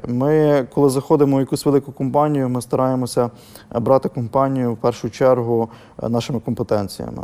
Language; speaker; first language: Ukrainian; native; Ukrainian